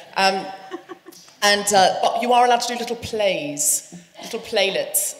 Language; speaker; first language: English; native; English